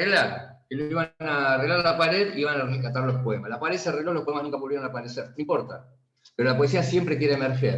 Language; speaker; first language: Spanish; native; Spanish